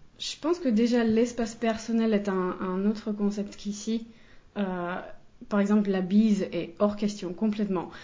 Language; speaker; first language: French; non-native, fluent; Finnish